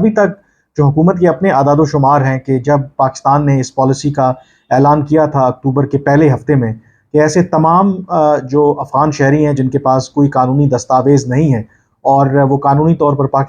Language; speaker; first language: Urdu; native; Urdu